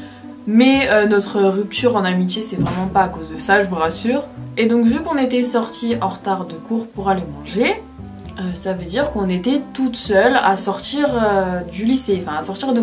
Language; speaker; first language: French; native; French